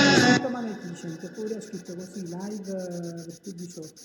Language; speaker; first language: Italian; native; Italian